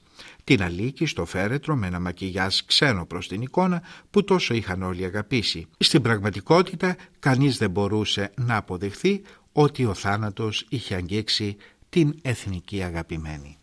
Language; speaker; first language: Greek; native; Greek